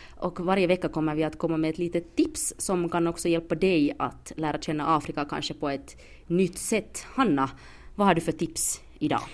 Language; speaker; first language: Swedish; native; Swedish